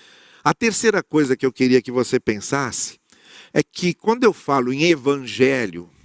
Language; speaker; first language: Portuguese; native; Portuguese